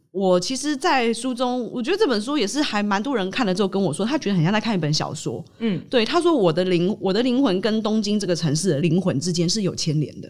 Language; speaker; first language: Chinese; native; Chinese